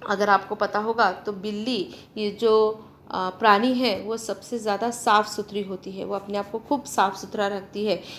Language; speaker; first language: Hindi; non-native, local second language; Marathi